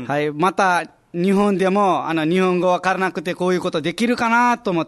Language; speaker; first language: Japanese; non-native, fluent; Nepali